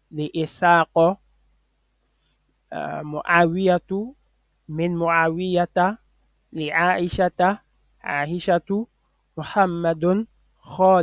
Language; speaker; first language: Arabic; non-native, fluent; French